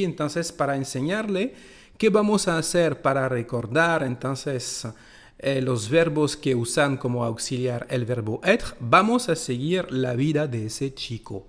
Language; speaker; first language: Spanish; non-native, fluent; French